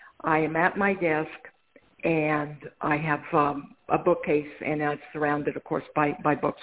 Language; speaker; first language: English; non-native, fluent; Spanish